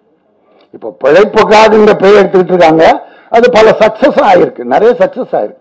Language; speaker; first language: Tamil; native; Tamil